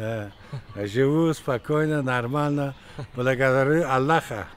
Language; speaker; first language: Russian; non-native, local second language; Tajik